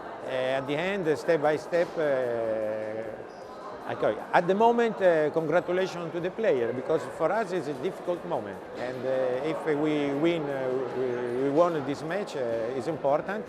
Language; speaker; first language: English; non-native, learner; Italian